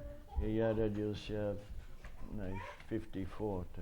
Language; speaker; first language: Russian; early bilingual, heritage; Russian